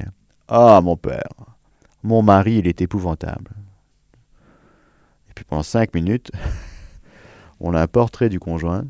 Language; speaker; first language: French; native; French